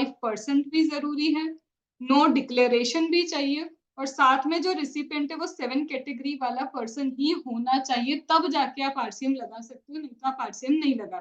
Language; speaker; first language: Hindi; native; Hindi